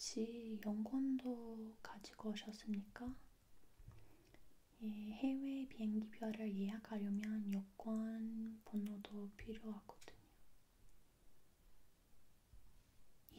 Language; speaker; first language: Korean; non-native, fluent; English